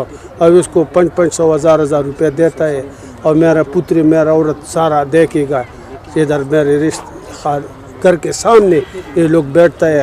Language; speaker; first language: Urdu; non-native, local second language; Pashto